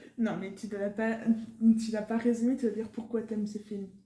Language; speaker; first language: French; native; French